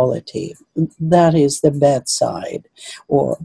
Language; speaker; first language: English; non-native, fluent; Russian